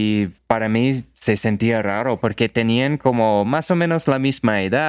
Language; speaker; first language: Spanish; non-native, fluent; English